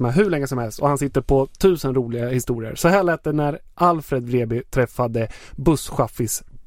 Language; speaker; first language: Swedish; native; Swedish